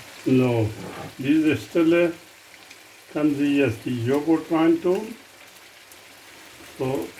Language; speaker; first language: German; non-native, learner; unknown